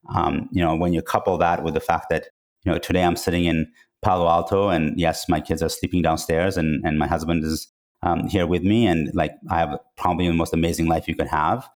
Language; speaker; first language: English; non-native, fluent; Georgian